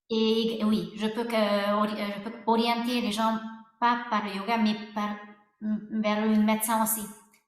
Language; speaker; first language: French; non-native, fluent; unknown